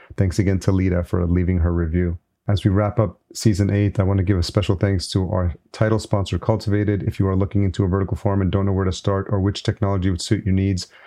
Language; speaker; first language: English; native; English